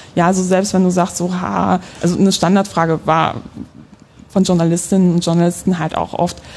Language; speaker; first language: German; early bilingual, other home language; Polish